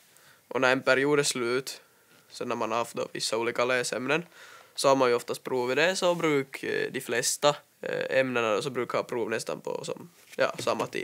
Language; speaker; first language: Swedish; native; Swedish